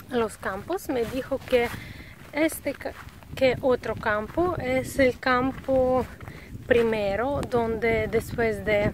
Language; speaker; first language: Spanish; non-native, learner; Russian